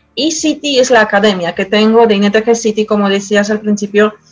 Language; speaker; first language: Spanish; non-native, fluent; Polish